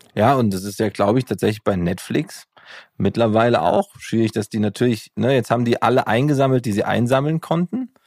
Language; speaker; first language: German; native; German